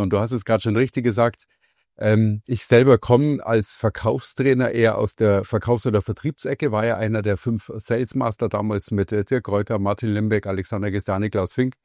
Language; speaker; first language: German; native; German